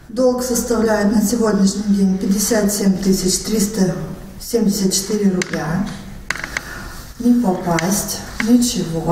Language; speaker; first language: Russian; native; Russian